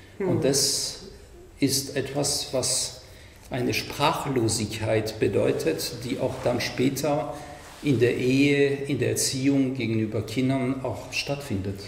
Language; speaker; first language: German; non-native, fluent; French